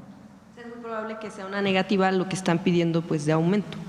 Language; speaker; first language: Spanish; native; Spanish